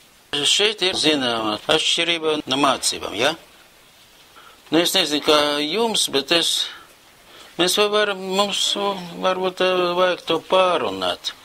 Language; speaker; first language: Latvian; non-native, local second language; Russian